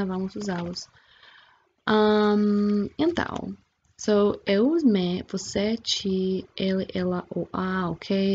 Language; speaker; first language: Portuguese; non-native, fluent; English